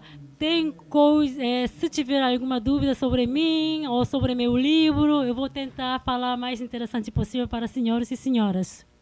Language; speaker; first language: Portuguese; non-native, fluent; Korean